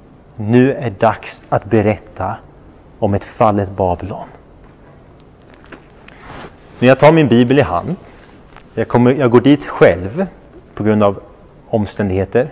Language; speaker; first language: Swedish; non-native, fluent; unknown